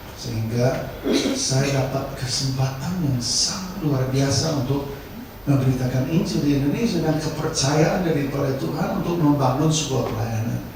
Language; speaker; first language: Indonesian; non-native, fluent; English